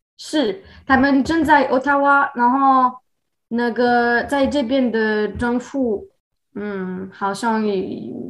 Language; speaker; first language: Chinese; non-native, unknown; French